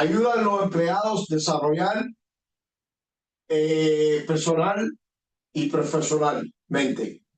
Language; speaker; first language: Spanish; early bilingual, heritage; Spanish